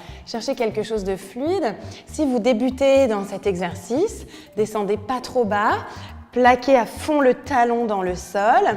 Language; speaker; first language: French; native; French